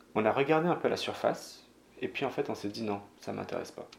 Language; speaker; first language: French; non-native, local second language; Arabic